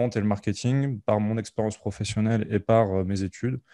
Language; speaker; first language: French; native; French